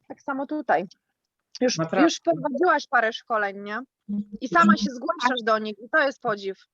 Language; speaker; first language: Polish; native; Polish